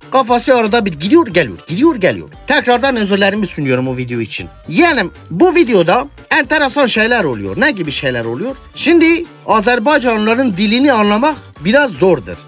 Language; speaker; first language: Turkish; native; Turkish